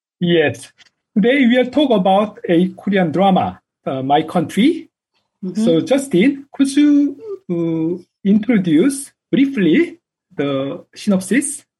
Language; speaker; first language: English; non-native, fluent; Korean